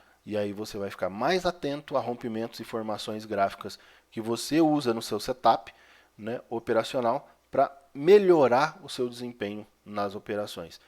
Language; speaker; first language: Portuguese; native; Portuguese